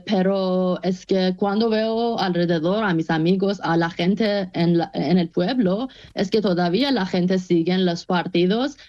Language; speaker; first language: Spanish; non-native, fluent; Persian